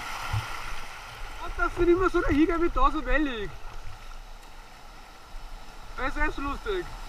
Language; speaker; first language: German; native; German